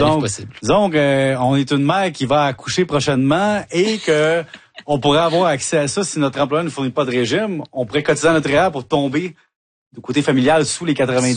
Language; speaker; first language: French; native; French